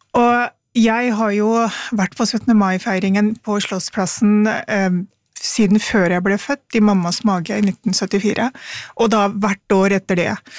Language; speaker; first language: Norwegian; early bilingual, other home language; Punjabi